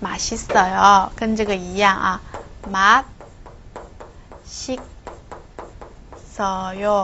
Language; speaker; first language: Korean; non-native, fluent; Chinese